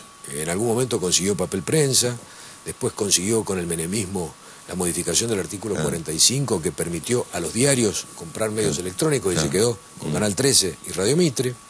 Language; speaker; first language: Spanish; native; Spanish